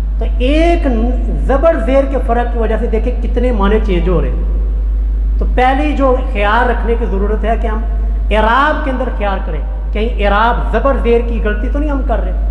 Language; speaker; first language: Urdu; non-native, local second language; Punjabi